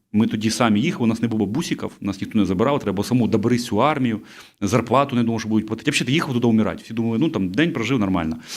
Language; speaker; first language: Ukrainian; native; Ukrainian